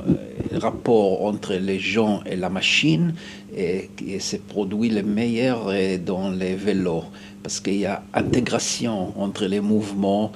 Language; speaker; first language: French; non-native, fluent; Hebrew